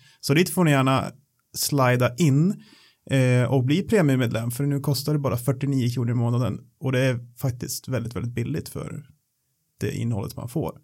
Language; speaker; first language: Swedish; native; Swedish